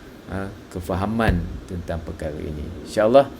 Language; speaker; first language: Malay; native; Malay